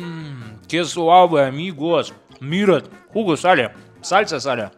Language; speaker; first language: Spanish; non-native, fluent; Russian